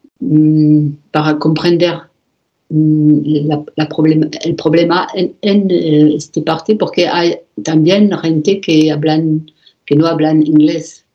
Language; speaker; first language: Spanish; non-native, learner; French